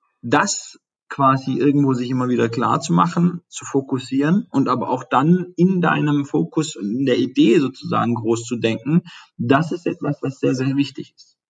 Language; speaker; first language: German; early bilingual, other home language; Turkish